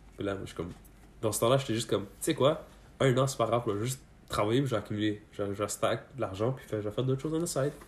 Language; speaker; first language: French; early bilingual, other home language; Persian